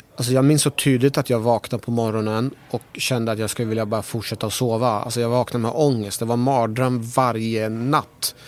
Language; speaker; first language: Swedish; early bilingual, other home language; Persian